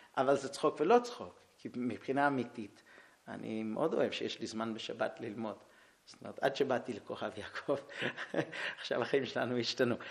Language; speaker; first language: Hebrew; early bilingual, heritage; Hebrew